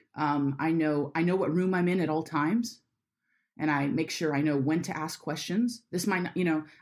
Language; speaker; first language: English; native; English